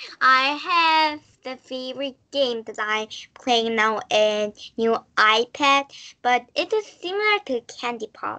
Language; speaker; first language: English; non-native, learner; Korean